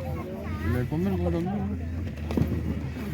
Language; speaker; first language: French; native; French